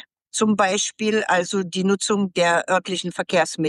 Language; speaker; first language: German; native; German